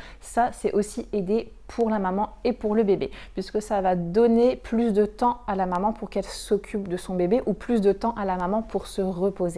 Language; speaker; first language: French; native; French